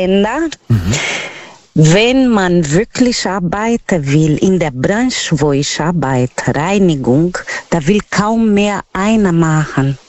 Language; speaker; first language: German; non-native, learner; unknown